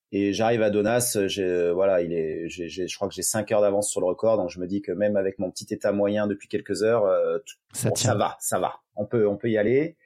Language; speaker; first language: French; native; French